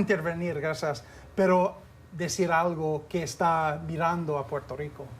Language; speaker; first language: Spanish; non-native, fluent; English